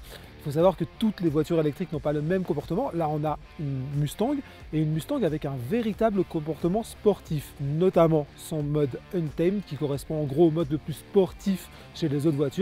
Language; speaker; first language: French; native; French